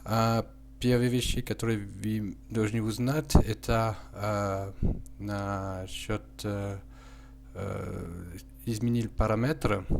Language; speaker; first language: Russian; non-native, learner; French